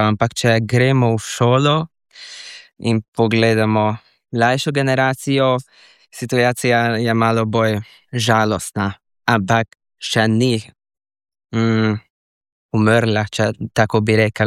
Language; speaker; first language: Slovenian; early bilingual, heritage; Slovenian